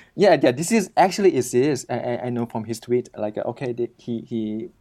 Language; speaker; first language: English; non-native, learner; Thai